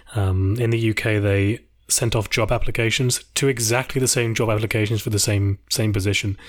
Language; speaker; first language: English; native; English